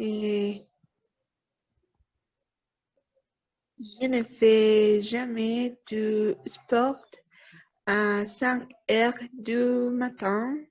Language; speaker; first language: French; non-native, learner; Spanish